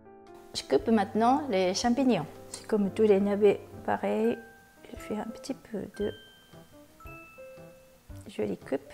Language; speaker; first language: French; non-native, fluent; Japanese